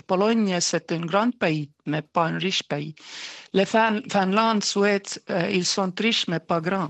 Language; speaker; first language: French; non-native, fluent; Estonian